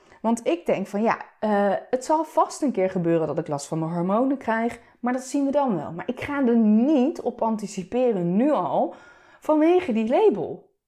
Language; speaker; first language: Dutch; early bilingual, other home language; Turkish